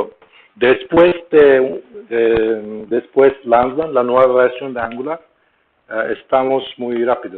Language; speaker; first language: Spanish; non-native, learner; Turkish